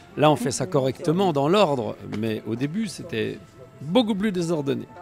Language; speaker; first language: French; native; French